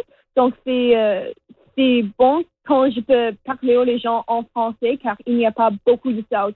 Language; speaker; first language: French; non-native, learner; English